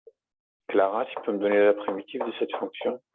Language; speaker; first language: French; native; French